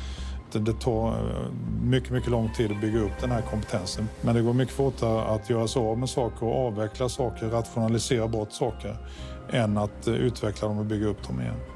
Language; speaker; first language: Swedish; native; Swedish